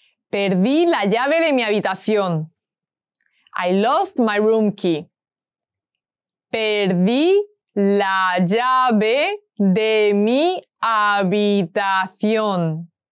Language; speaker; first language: Spanish; native; Spanish